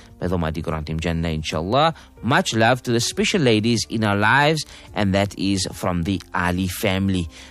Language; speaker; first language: English; native; English